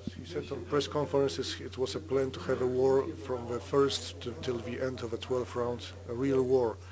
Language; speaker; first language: English; non-native, fluent; Polish